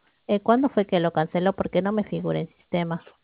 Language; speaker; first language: Spanish; native; Spanish